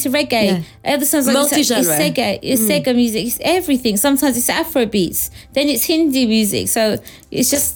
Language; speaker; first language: English; non-native, local second language; Morisyen